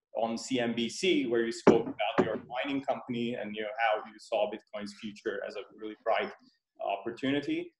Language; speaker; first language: English; non-native, fluent; Turkish